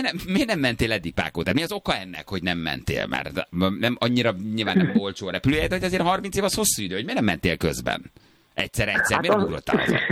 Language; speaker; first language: Hungarian; native; Hungarian